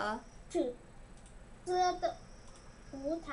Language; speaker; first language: Chinese; non-native, learner; Vietnamese